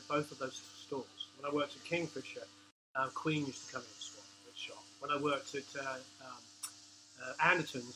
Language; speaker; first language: English; native; English